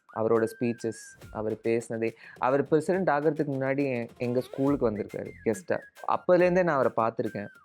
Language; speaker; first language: Tamil; non-native, local second language; Malayalam